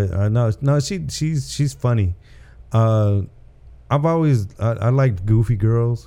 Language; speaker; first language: English; early bilingual, other home language; Spanish